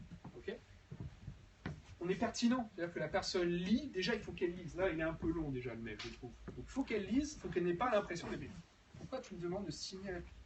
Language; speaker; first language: French; native; French